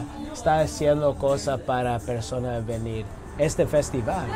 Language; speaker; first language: Spanish; non-native, learner; English